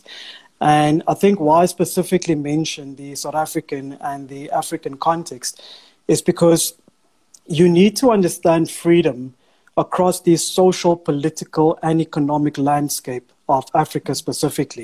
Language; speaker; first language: English; non-native, local second language; Afrikaans